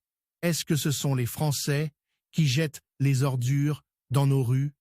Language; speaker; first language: French; non-native, local second language; Haitian Creole